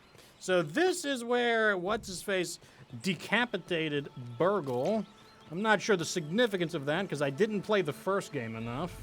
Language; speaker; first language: English; native; English